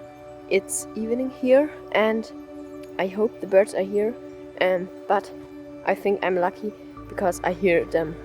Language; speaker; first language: English; non-native, learner; German